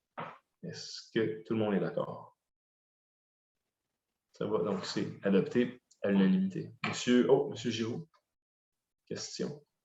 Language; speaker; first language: French; native; French